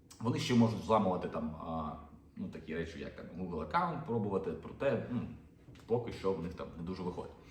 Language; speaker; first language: Ukrainian; non-native, local second language; Russian